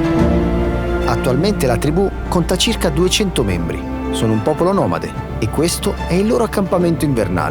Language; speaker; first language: Italian; native; Italian